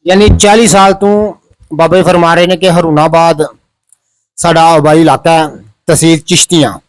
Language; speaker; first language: Urdu; non-native, local second language; Punjabi